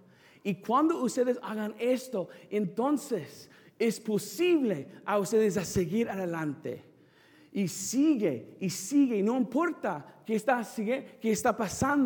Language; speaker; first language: Spanish; non-native, fluent; English